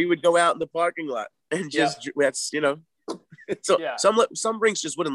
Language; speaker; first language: English; native; English